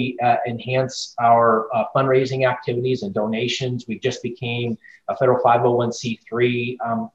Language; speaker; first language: English; native; English